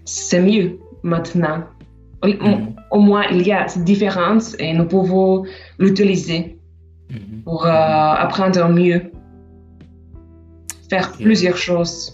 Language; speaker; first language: French; non-native, fluent; Slovak